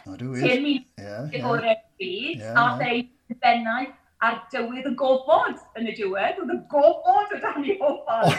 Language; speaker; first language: Welsh; non-native, local second language; English